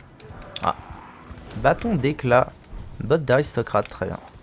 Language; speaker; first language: French; native; French